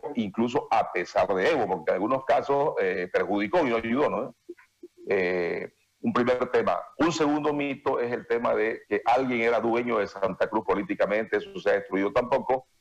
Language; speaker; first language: Spanish; native; Spanish